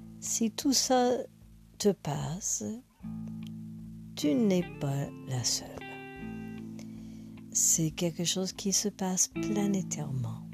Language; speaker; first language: French; non-native, fluent; English